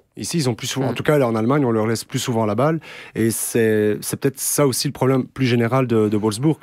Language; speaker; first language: French; native; French